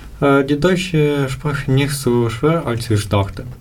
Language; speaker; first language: German; non-native, learner; Ukrainian